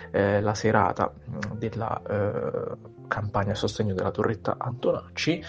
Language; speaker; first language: Italian; native; Italian